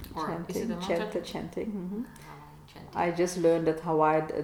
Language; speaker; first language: English; non-native, fluent; Dutch